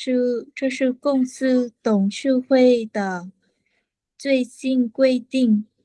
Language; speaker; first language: Chinese; non-native, learner; Vietnamese